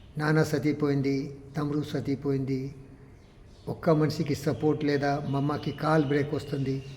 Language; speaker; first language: Telugu; non-native, learner; Hindi